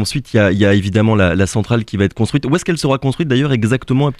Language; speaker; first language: French; native; French